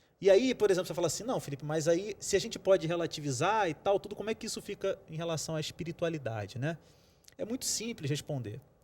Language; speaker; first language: Portuguese; native; Portuguese